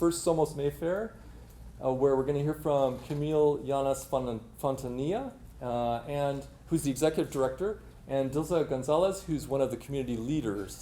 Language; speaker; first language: English; native; English